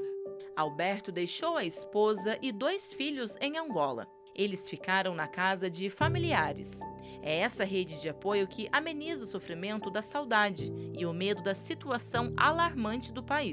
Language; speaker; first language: Portuguese; native; Portuguese